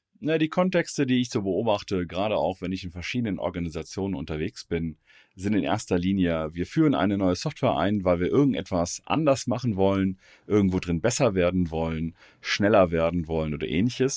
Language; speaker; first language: German; native; German